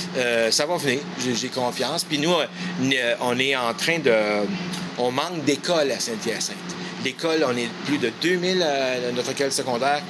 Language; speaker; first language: French; native; French